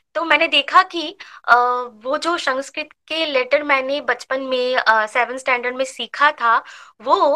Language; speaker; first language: Hindi; non-native, local second language; Bangla